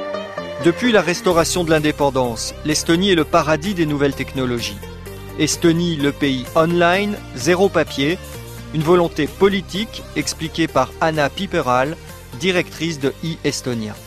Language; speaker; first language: French; native; French